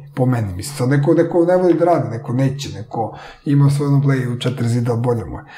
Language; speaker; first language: Serbian; native; Serbian